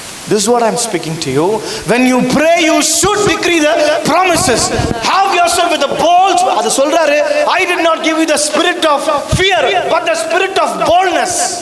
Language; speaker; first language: English; non-native, local second language; Tamil